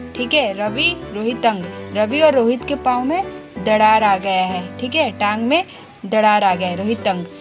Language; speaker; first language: Hindi; native; Hindi